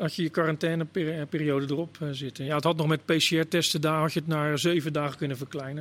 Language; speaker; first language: Dutch; native; Dutch